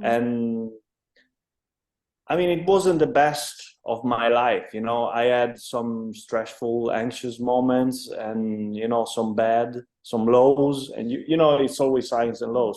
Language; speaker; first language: English; non-native, fluent; Italian